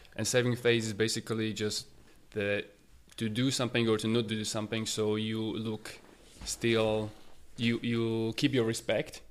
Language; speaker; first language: English; non-native, fluent; Slovak